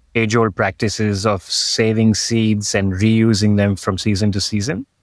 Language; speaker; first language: English; non-native, local second language; Hindi